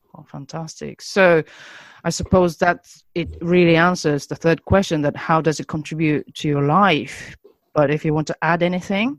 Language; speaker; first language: English; non-native, fluent; Japanese